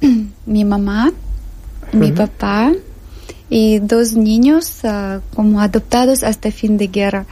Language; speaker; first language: Spanish; non-native, learner; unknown